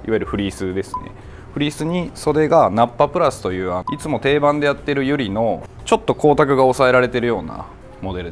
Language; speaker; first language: Japanese; native; Japanese